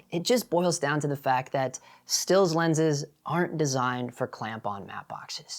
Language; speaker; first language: English; native; English